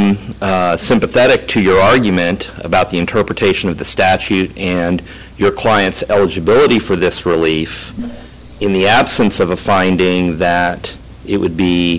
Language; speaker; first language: English; native; English